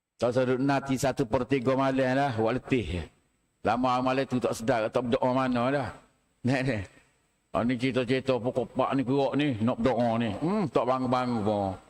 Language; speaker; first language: Malay; native; Malay